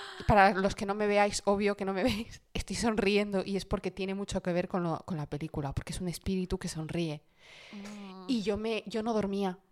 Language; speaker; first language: Spanish; early bilingual, other home language; Arabic